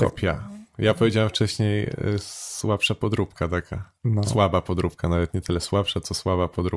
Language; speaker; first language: Polish; native; Polish